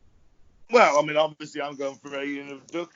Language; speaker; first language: English; native; English